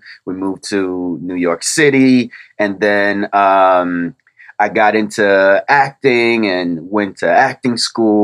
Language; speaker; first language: English; early bilingual, other home language; French